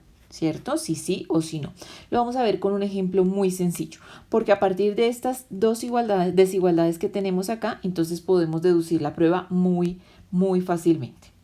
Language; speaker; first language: Spanish; native; Spanish